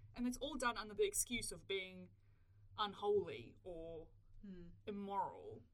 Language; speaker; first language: English; native; English